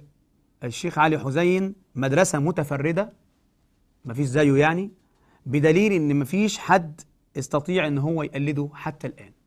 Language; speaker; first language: Arabic; native; Arabic